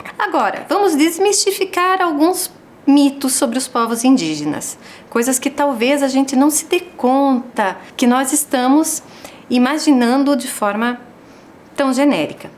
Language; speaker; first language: Portuguese; native; Portuguese